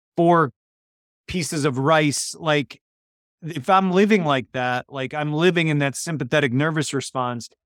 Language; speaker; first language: English; early bilingual, other home language; Polish